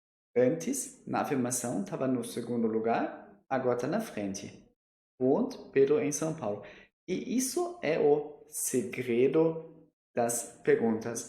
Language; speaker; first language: Portuguese; non-native, fluent; German